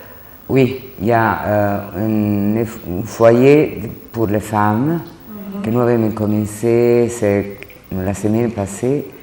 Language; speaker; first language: French; non-native, learner; Italian